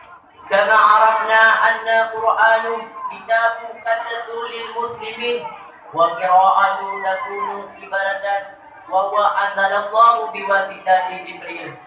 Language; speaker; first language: Arabic; non-native, learner; Achinese